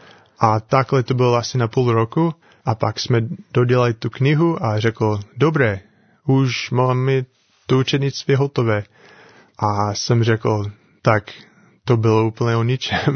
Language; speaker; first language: Czech; non-native, learner; English